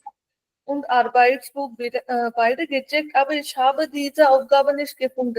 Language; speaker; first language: German; non-native, learner; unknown